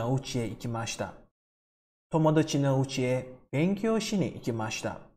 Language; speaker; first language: Japanese; non-native, fluent; Turkish